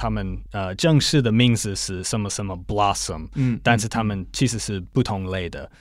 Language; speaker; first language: Chinese; non-native, fluent; English